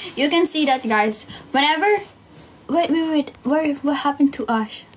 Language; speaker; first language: English; non-native, local second language; Filipino